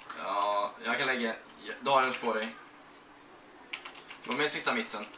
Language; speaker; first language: Swedish; native; Swedish